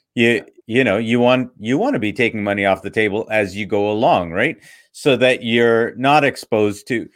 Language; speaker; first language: English; early bilingual, other home language; Hindi